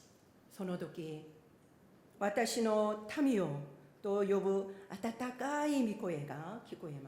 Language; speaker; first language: Japanese; non-native, fluent; Korean